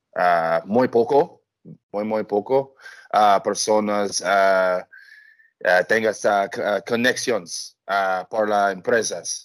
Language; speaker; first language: Spanish; non-native, learner; English